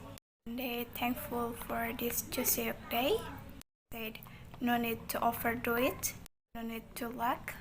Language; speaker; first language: English; non-native, learner; Indonesian